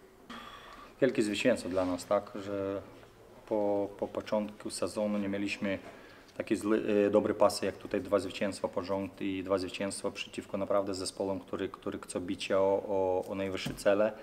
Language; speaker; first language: Polish; non-native, fluent; Lithuanian